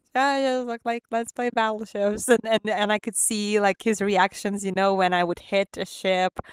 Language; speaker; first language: English; non-native, fluent; Ukrainian